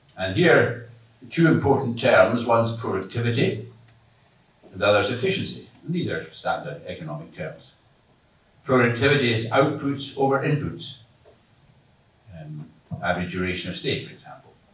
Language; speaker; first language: English; native; English